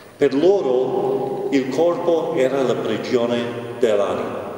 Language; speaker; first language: Italian; non-native, fluent; English